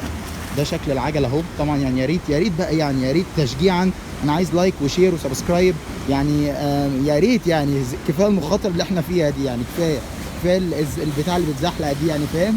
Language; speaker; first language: Arabic; native; Arabic